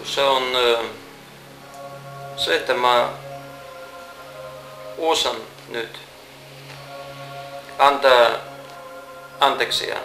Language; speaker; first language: Finnish; non-native, fluent; Russian